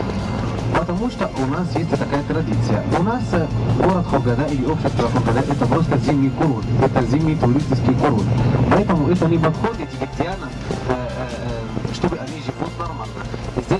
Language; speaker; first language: Russian; non-native, fluent; Arabic